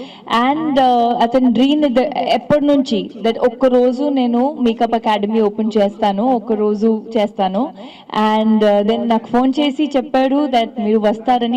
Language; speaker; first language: Telugu; non-native, local second language; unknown